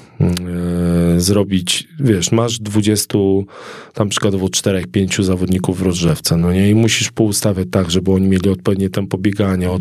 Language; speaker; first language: Polish; native; Polish